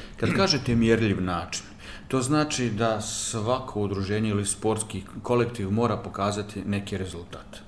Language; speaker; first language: Croatian; native; Croatian